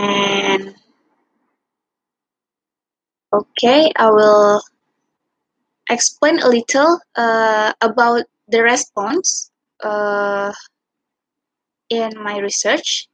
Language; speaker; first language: English; non-native, learner; Indonesian